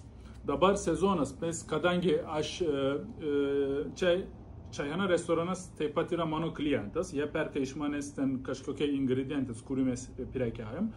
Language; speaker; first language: Lithuanian; non-native, learner; Turkish